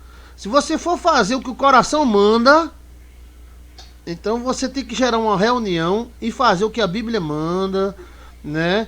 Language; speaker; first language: Portuguese; native; Portuguese